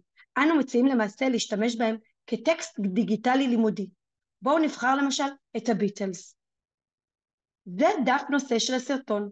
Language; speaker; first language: Hebrew; native; Hebrew